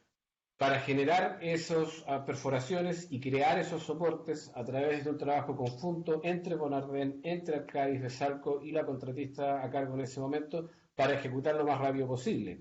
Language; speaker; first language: Spanish; native; Spanish